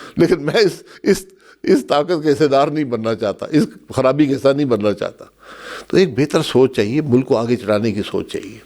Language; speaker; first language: Urdu; non-native, local second language; Pahari-Potwari